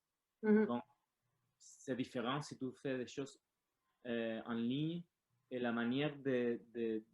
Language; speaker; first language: French; non-native, learner; Spanish